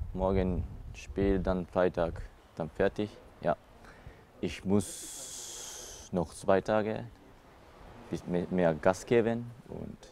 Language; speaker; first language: German; non-native, learner; Japanese